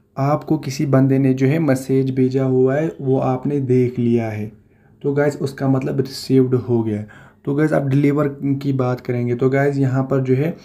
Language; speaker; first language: Hindi; native; Hindi